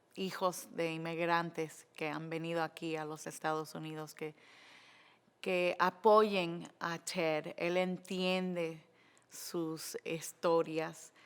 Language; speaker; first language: Spanish; early bilingual, other home language; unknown